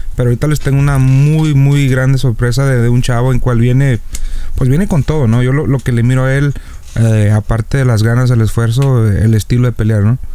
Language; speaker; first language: Spanish; native; Spanish